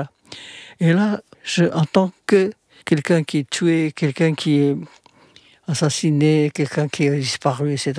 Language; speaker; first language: French; non-native, fluent; Indonesian